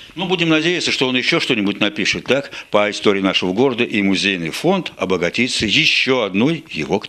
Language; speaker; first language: Russian; native; Russian